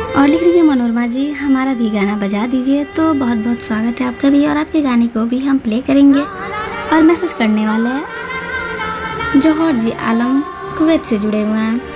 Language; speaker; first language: Hindi; native; Hindi